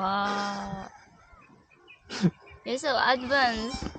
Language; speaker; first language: English; non-native, local second language; Cebuano